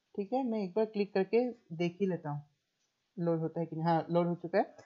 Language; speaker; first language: Hindi; non-native, local second language; Assamese